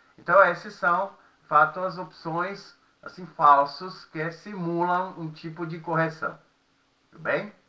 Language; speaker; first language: Portuguese; non-native, fluent; Czech